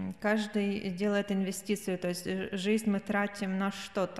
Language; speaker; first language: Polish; non-native, learner; Russian